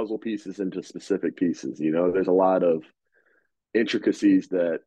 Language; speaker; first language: English; native; English